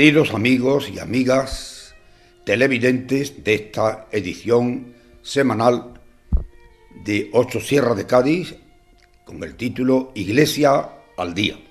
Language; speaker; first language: Spanish; native; Spanish